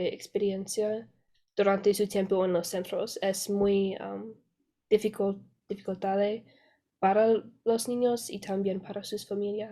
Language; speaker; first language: Spanish; non-native, learner; English